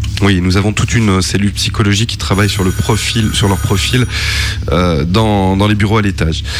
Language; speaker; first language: French; native; French